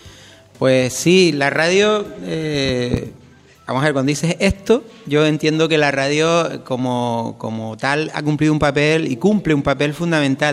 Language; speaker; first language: Spanish; native; Spanish